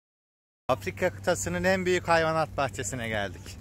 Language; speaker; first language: Turkish; native; Turkish